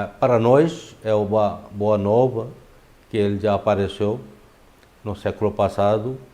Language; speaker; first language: Portuguese; non-native, fluent; Urdu